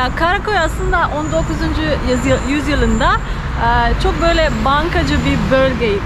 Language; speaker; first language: Turkish; non-native, fluent; Slovenian